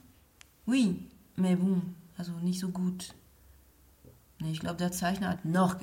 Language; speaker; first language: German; non-native, fluent; French